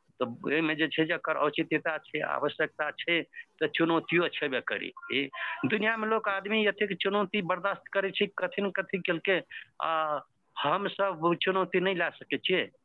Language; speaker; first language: Maithili; non-native, local second language; Rana Tharu